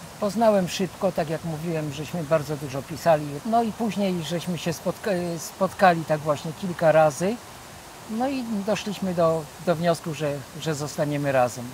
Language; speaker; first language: Polish; native; Polish